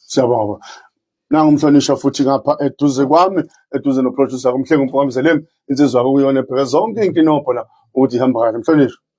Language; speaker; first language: Zulu; native; Zulu